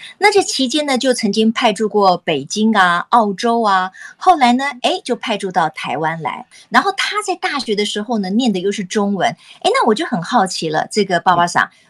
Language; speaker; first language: Chinese; native; Chinese